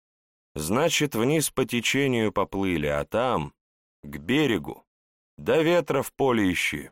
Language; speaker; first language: Russian; native; Russian